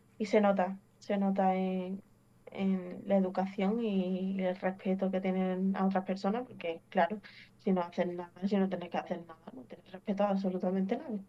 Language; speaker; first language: Spanish; early bilingual, other home language; English